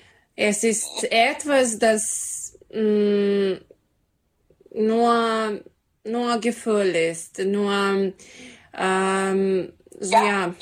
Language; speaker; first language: German; non-native, fluent; Serbian